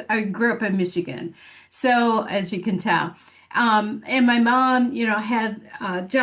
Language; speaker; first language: English; native; English